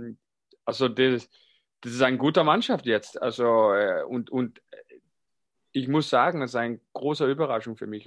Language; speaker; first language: German; non-native, fluent; Danish